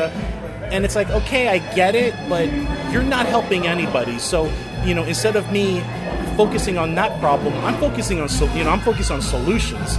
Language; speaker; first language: English; native; English